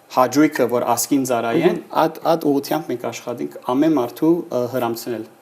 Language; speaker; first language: Armenian; early bilingual, heritage; Armenian